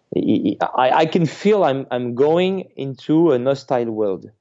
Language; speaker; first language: English; non-native, fluent; French